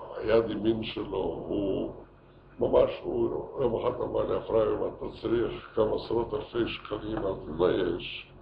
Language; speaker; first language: Hebrew; non-native, fluent; Yiddish